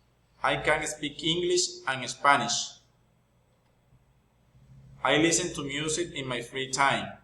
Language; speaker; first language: English; non-native, learner; Spanish